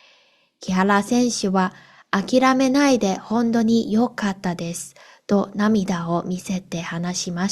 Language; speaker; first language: Japanese; non-native, fluent; Cantonese